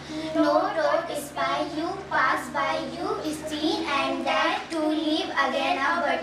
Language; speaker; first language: English; non-native, learner; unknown